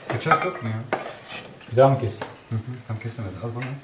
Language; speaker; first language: Turkish; early bilingual, heritage; Norwegian